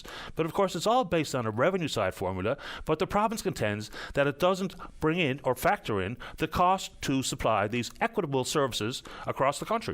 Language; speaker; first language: English; native; English